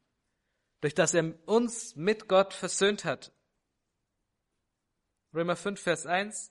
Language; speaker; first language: German; native; German